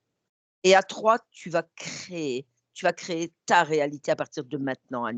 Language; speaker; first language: French; native; French